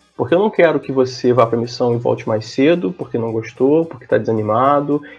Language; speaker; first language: Portuguese; native; Portuguese